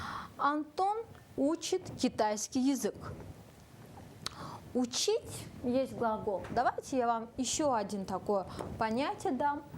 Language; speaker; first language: Russian; non-native, local second language; Kyrgyz